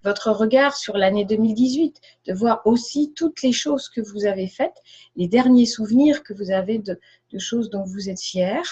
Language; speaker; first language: French; native; French